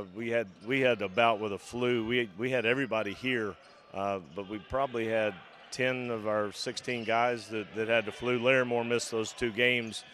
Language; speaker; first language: English; native; English